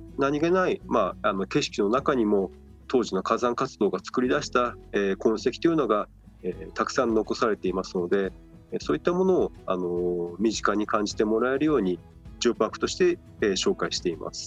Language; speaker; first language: Japanese; native; Japanese